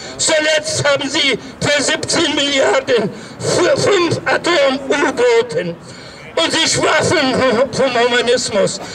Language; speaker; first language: German; non-native, fluent; Arabic